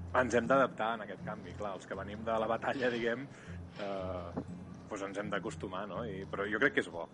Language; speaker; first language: Catalan; native; Catalan